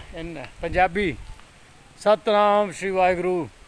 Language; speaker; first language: English; non-native, local second language; Punjabi